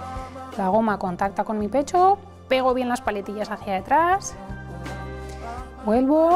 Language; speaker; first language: Spanish; native; Spanish